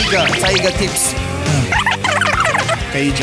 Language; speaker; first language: Chinese; non-native, learner; Russian